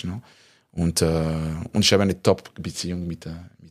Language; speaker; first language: German; non-native, local second language; French